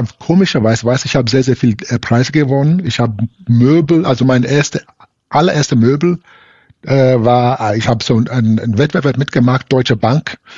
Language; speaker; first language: German; non-native, fluent; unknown